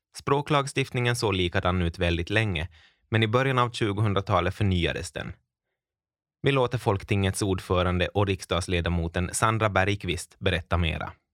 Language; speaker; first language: Swedish; native; Swedish